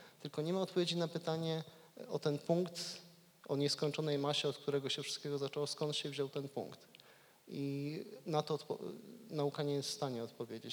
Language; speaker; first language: Polish; native; Polish